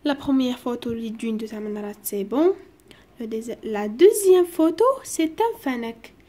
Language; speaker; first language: French; non-native, local second language; Arabic